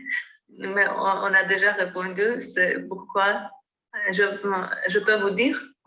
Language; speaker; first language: French; non-native, learner; Armenian